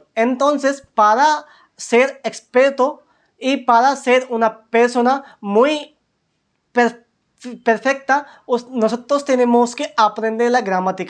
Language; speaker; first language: Spanish; non-native, learner; Hindi